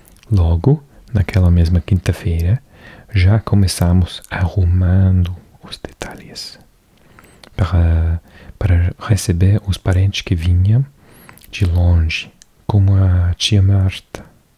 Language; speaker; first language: Portuguese; non-native, learner; English